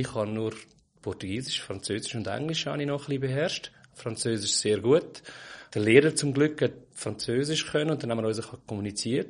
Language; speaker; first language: German; non-native, fluent; Portuguese